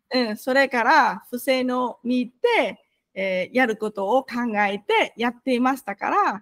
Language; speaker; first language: Japanese; non-native, fluent; Vietnamese